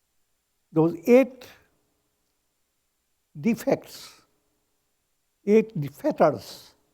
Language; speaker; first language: English; non-native, local second language; Hindi